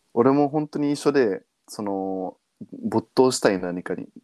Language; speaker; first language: Japanese; early bilingual, heritage; Japanese